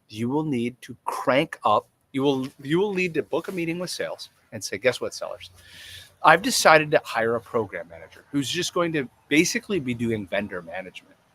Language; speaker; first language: English; native; English